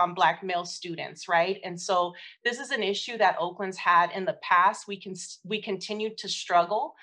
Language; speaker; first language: English; native; English